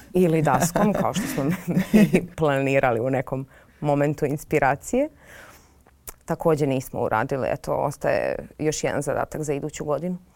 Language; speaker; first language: Serbian; native; Serbian